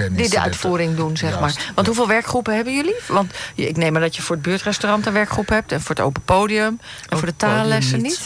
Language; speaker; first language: Dutch; native; Dutch